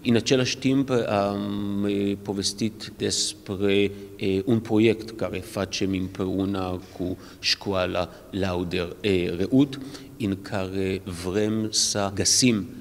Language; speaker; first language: Romanian; early bilingual, heritage; Romanian